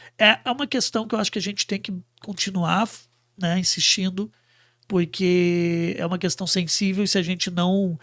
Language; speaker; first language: Portuguese; native; Portuguese